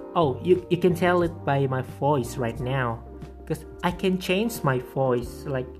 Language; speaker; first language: English; non-native, fluent; Indonesian